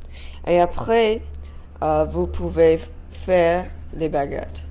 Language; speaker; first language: French; non-native, learner; English